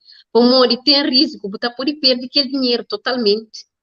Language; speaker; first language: Portuguese; non-native, learner; Kabuverdianu